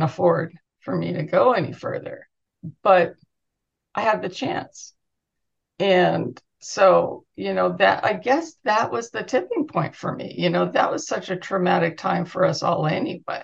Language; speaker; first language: English; native; English